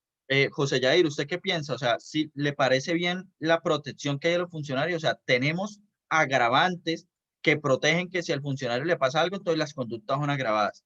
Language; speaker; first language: Spanish; native; Spanish